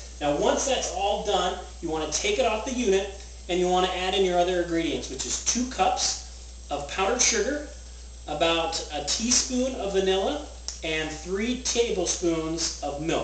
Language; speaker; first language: English; native; English